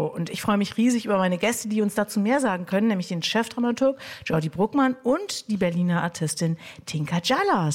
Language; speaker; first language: German; native; German